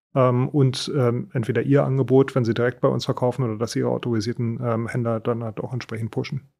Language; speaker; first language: German; native; German